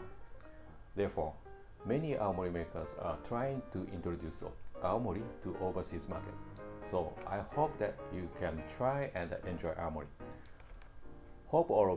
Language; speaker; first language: English; non-native, fluent; Japanese